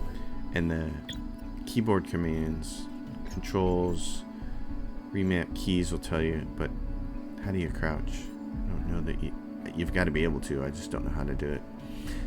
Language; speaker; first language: English; native; English